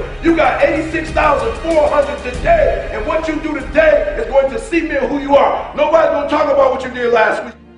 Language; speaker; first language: English; native; English